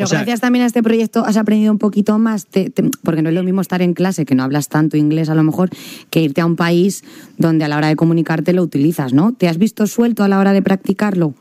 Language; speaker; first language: Spanish; native; Spanish